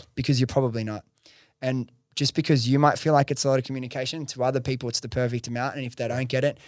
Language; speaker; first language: English; native; English